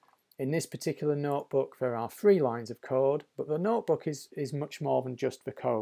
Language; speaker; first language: English; native; English